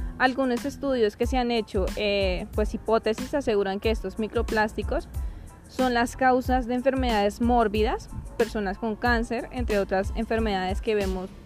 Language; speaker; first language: Spanish; native; Spanish